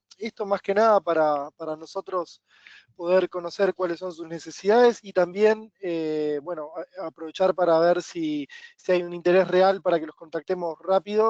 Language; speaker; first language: Spanish; native; Spanish